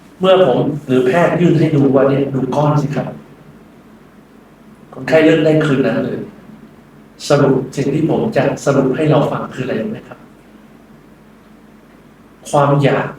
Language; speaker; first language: Thai; native; Thai